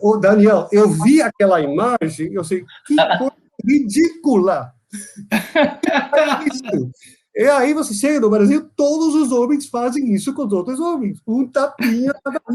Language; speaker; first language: Portuguese; non-native, fluent; Dutch